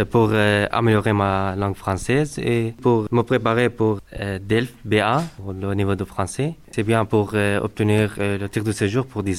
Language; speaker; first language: French; non-native, learner; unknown